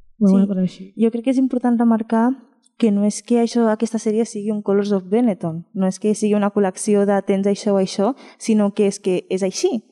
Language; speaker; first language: Catalan; non-native, fluent; Spanish